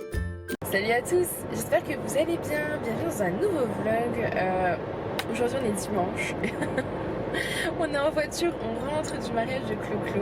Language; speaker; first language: French; native; French